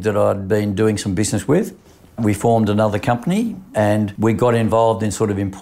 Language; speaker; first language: English; native; English